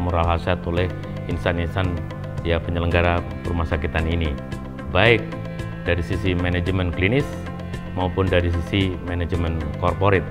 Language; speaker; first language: Indonesian; non-native, local second language; Javanese